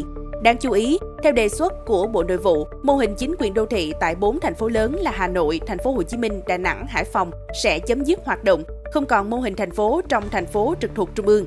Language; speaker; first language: Vietnamese; native; Vietnamese